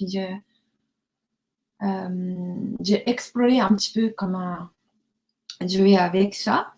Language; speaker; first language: French; non-native, learner; Japanese